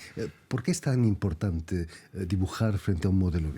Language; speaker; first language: Spanish; native; Spanish